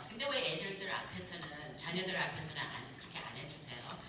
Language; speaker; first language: Korean; early bilingual, other home language; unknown